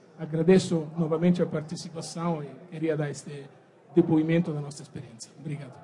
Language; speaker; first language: Portuguese; non-native, fluent; Italian